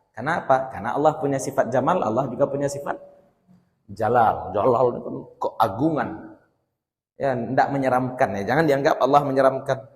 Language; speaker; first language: Malay; non-native, local second language; Minangkabau